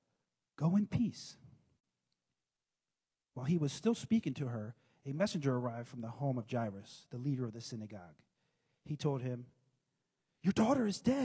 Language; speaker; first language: English; native; English